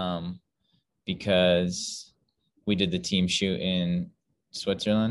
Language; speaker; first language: English; native; English